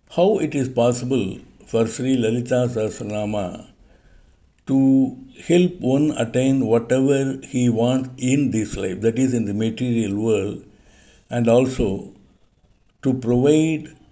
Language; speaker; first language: English; non-native, local second language; Tamil